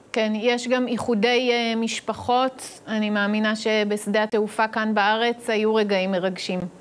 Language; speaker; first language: Hebrew; native; Hebrew